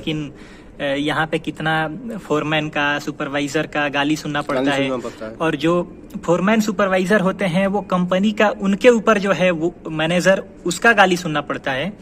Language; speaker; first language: Hindi; native; Hindi